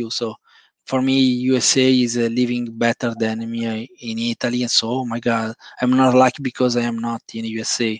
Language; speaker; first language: English; non-native, fluent; Italian